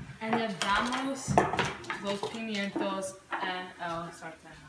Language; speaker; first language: Spanish; non-native, learner; English